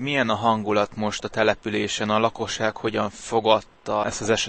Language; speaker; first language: Hungarian; native; Hungarian